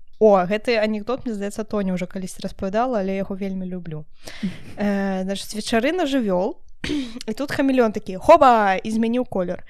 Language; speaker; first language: Belarusian; non-native, local second language; Russian